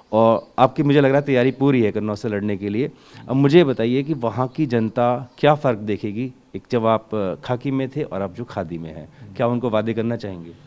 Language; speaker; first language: Hindi; native; Hindi